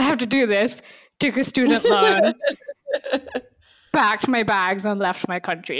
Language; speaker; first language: English; native; English